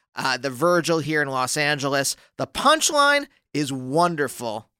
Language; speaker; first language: English; native; English